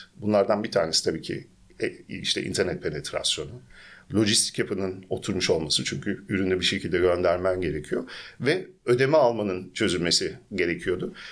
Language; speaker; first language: Turkish; early bilingual, heritage; Turkish